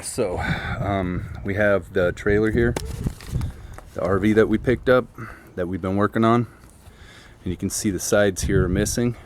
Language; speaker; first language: English; native; English